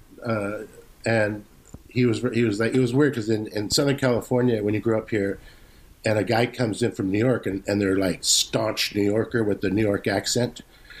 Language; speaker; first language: English; native; English